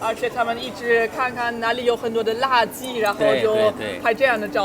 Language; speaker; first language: Chinese; non-native, fluent; German